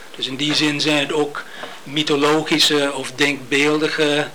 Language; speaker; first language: Dutch; non-native, fluent; English